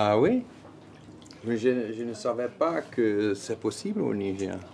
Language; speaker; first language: French; non-native, fluent; Dutch